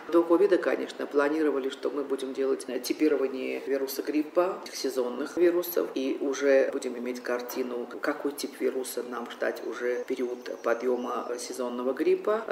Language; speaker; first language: Russian; non-native, local second language; Armenian